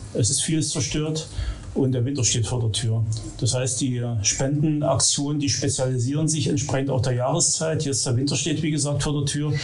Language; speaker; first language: German; native; German